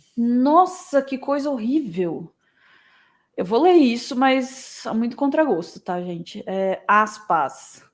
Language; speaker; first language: Portuguese; native; Portuguese